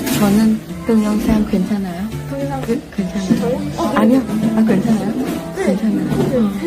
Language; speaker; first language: Korean; non-native, learner; Vietnamese